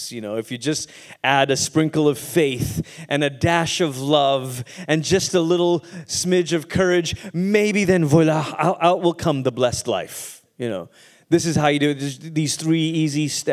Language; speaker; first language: English; native; English